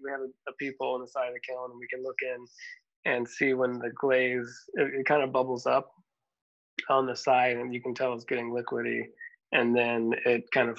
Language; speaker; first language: English; native; English